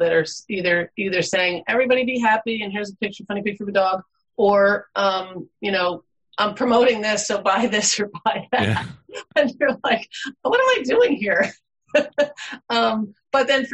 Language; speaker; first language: English; native; English